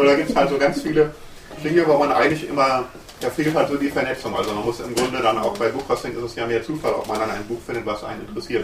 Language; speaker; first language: German; native; German